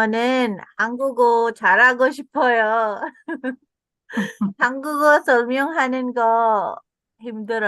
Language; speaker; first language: Korean; non-native, learner; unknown